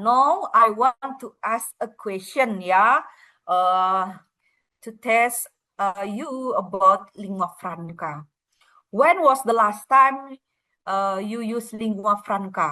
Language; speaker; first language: English; non-native, fluent; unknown